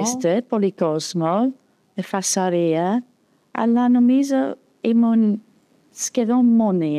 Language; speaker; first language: Greek; non-native, fluent; English